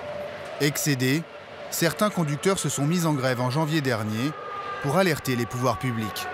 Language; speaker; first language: French; native; French